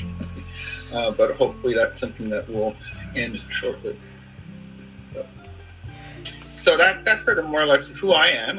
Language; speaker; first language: English; native; English